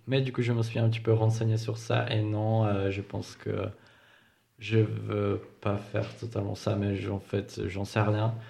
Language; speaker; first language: French; non-native, fluent; Czech